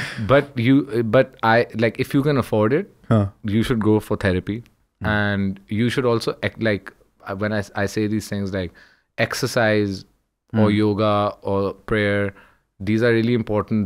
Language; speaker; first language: English; early bilingual, other home language; Urdu